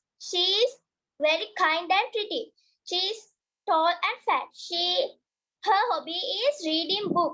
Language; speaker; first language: English; non-native, learner; Sinhala